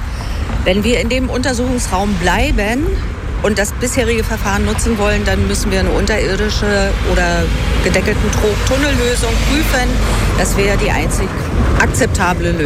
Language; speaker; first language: German; native; German